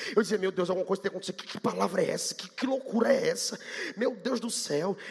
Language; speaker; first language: Portuguese; native; Portuguese